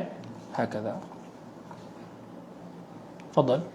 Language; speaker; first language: Arabic; non-native, fluent; Malay